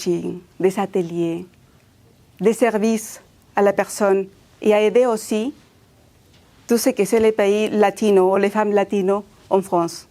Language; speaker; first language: French; non-native, fluent; Spanish